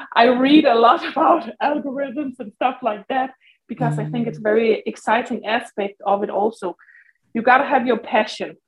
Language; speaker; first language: English; non-native, fluent; Danish